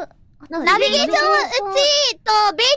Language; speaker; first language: Japanese; native; Japanese